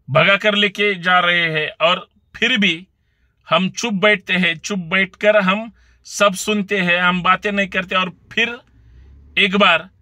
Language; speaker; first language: Hindi; non-native, local second language; Marathi